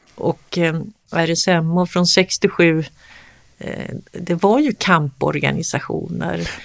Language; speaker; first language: Swedish; native; Swedish